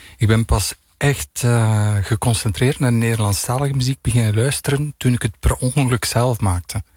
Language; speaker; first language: Dutch; native; Dutch